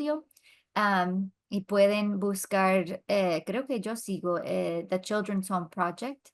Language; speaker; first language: Spanish; non-native, fluent; English